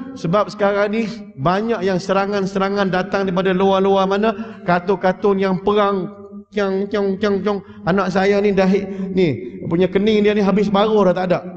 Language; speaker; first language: Malay; early bilingual, heritage; Malay